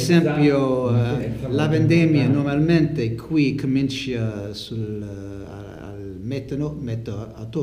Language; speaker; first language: Italian; non-native, learner; English